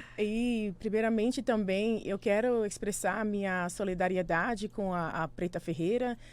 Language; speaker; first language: Portuguese; non-native, fluent; English